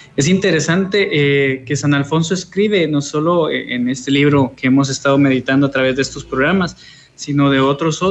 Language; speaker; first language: Spanish; native; Spanish